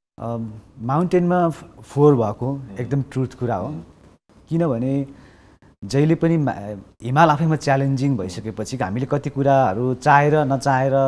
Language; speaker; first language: Nepali; non-native, local second language; Sherpa